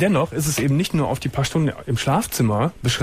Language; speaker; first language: German; native; German